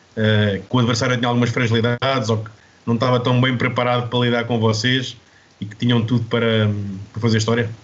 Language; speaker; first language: Portuguese; native; Portuguese